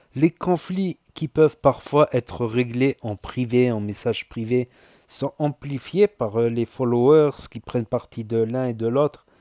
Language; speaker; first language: French; native; French